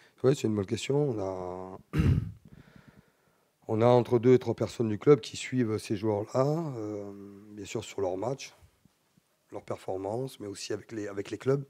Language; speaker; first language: French; native; French